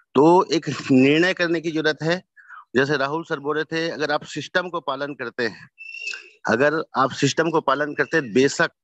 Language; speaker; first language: Hindi; native; Hindi